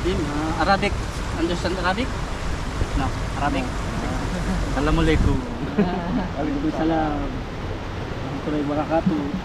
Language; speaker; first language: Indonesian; non-native, learner; Filipino